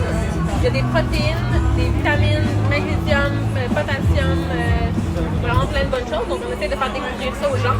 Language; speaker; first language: French; native; French